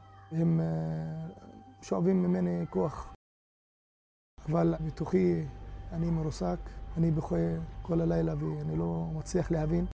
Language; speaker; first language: Hebrew; non-native, local second language; Arabic